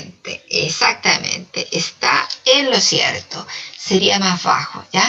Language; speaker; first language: Spanish; native; Spanish